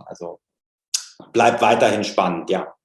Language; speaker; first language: German; native; German